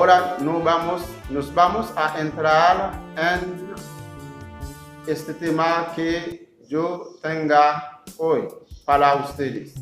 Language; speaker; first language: Spanish; non-native, learner; Haitian Creole